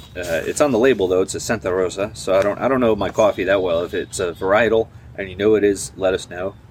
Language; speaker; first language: English; native; English